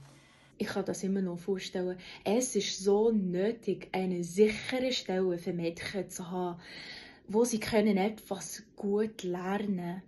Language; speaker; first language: German; non-native, fluent; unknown